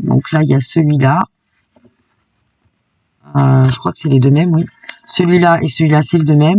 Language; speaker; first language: French; native; French